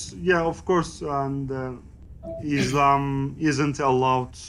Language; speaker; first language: English; non-native, learner; Turkish